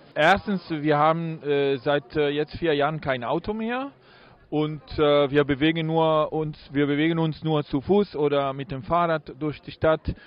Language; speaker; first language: German; non-native, fluent; Italian